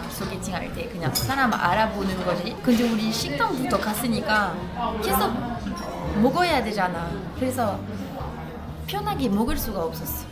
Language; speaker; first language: Korean; non-native, fluent; French